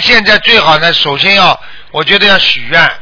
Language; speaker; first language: Chinese; native; Chinese